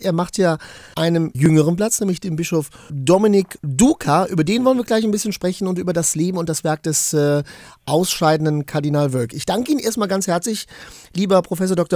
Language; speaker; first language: German; native; German